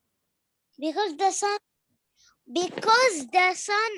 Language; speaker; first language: English; non-native, learner; Arabic